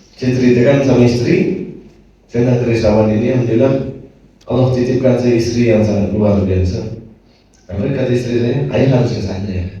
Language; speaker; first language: Indonesian; native; Indonesian